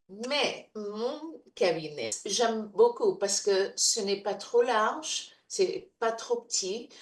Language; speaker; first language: French; non-native, fluent; English